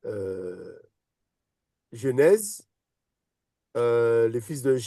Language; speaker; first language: French; native; French